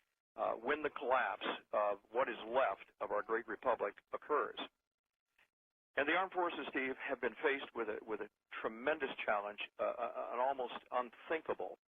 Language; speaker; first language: English; native; English